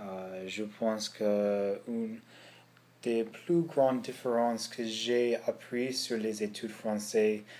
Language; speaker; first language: French; non-native, learner; English